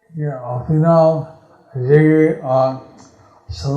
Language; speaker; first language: Spanish; non-native, learner; English